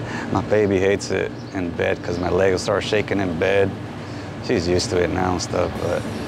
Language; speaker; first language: English; early bilingual, other home language; Spanish